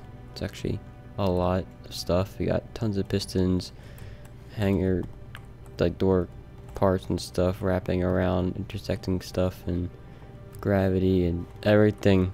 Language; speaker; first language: English; native; English